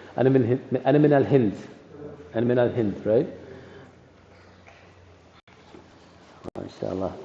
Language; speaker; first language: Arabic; non-native, fluent; English